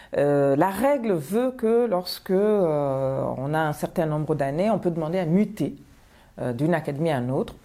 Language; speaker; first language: French; non-native, local second language; Bambara